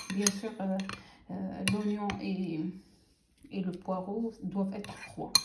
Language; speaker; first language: French; non-native, local second language; Arabic